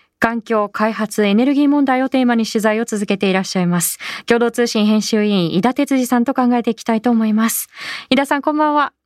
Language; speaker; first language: Japanese; native; Japanese